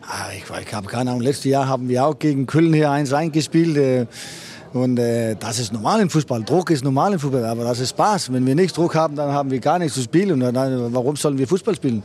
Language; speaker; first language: German; non-native, fluent; Danish